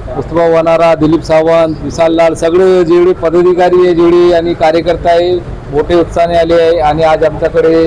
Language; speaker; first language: Marathi; non-native, local second language; Urdu